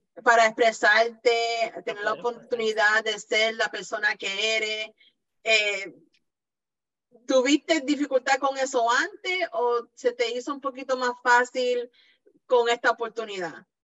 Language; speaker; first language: Spanish; early bilingual, heritage; Spanish